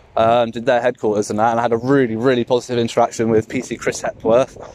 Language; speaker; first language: English; native; English